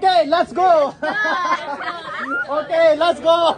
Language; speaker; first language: English; non-native, local second language; Hindi